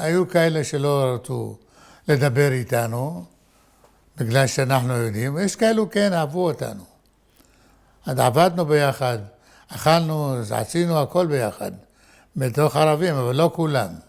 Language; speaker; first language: Hebrew; non-native, fluent; Arabic